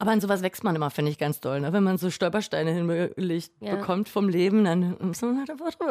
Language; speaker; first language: German; native; German